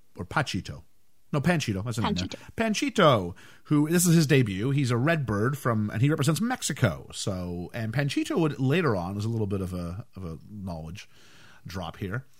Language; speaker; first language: English; native; English